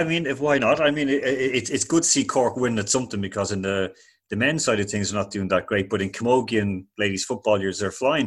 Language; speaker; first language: English; native; English